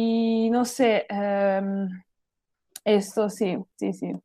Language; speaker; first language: Spanish; non-native, learner; Italian